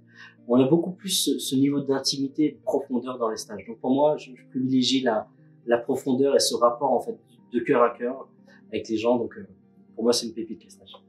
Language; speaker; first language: French; native; French